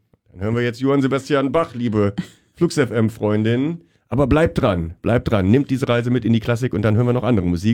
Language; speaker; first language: German; native; German